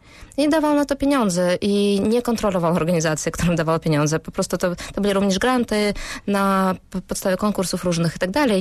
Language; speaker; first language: Polish; non-native, fluent; Russian